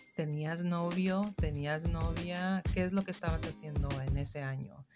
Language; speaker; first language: Spanish; non-native, fluent; English